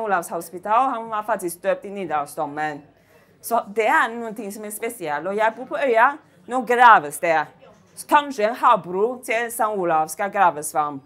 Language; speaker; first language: Norwegian; non-native, fluent; Chinese